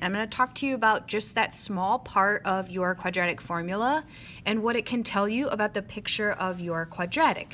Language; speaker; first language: English; native; English